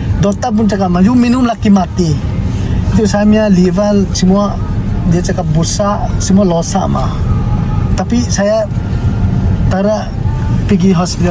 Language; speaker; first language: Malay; non-native, learner; Tedim Chin